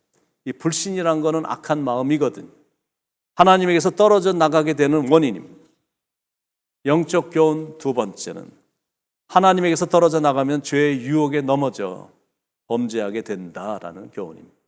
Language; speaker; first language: Korean; native; Korean